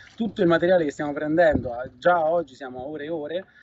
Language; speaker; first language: Italian; native; Italian